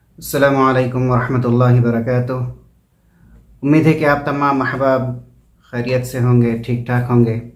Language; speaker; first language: Urdu; native; Urdu